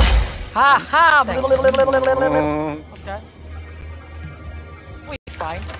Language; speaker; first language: English; non-native, learner; Italian